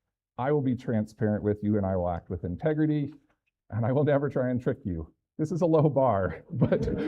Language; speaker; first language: English; native; English